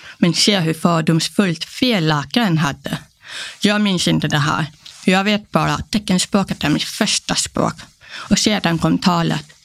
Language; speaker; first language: Swedish; early bilingual, other home language; Polish